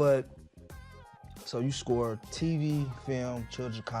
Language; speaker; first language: English; native; English